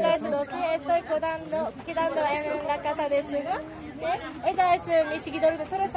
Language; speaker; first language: Spanish; non-native, learner; Japanese